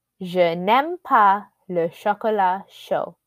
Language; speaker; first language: French; non-native, fluent; English